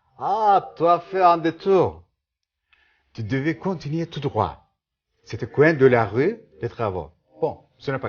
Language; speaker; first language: French; non-native, fluent; Turkish